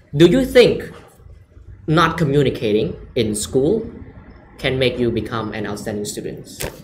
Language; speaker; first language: English; non-native, fluent; Khmer